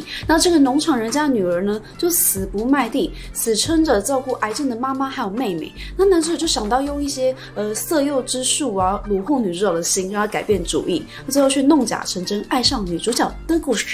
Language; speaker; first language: Chinese; native; Chinese